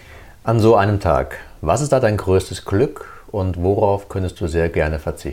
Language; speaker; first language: German; native; German